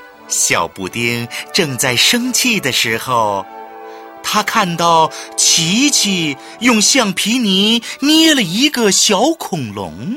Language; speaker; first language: Chinese; native; Chinese